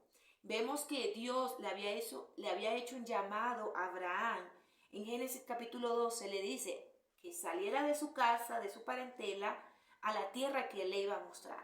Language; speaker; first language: Spanish; native; Spanish